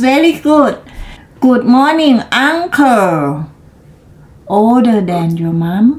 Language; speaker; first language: English; non-native, learner; Thai